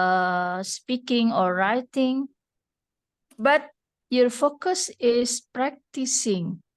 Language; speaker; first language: English; non-native, fluent; Indonesian